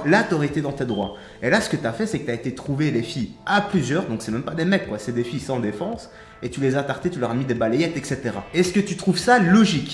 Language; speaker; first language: French; native; French